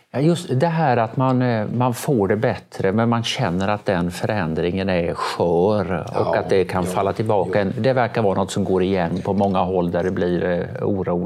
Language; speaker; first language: Swedish; native; Swedish